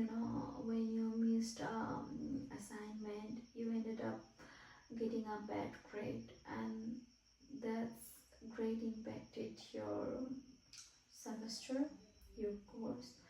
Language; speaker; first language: English; non-native, fluent; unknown